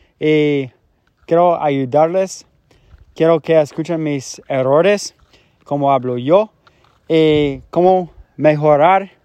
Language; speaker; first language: Spanish; non-native, fluent; English